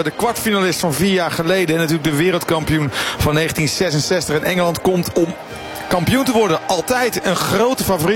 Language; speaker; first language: Dutch; native; Dutch